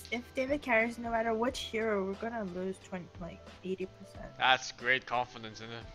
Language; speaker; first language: English; early bilingual, heritage; Dutch